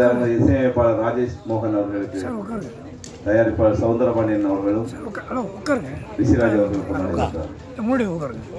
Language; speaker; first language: Tamil; native; Tamil